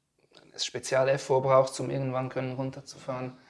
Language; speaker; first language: German; native; German